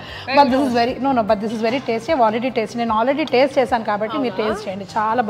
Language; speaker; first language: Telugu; native; Telugu